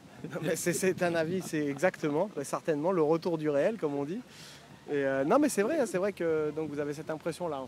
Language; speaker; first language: French; native; French